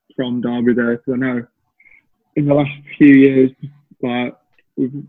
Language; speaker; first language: English; native; English